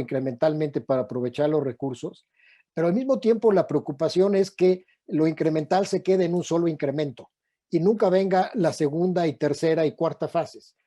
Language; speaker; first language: Spanish; native; Spanish